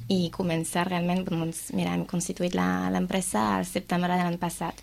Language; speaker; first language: Catalan; non-native, fluent; French